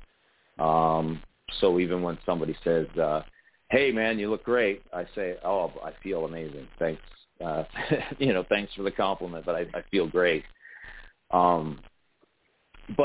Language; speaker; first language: English; native; English